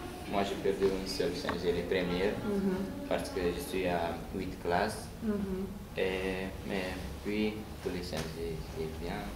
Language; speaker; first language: French; non-native, learner; Romanian